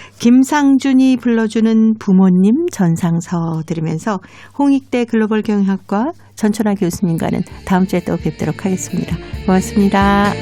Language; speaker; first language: Korean; native; Korean